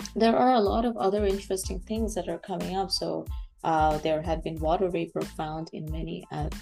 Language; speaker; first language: English; non-native, local second language; Bangla